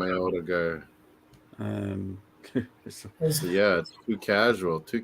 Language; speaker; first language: English; native; English